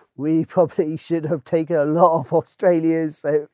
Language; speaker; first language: English; native; English